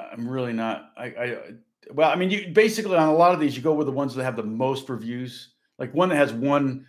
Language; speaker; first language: English; native; English